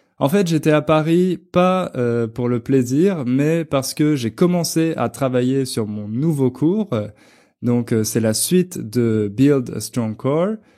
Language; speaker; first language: French; native; French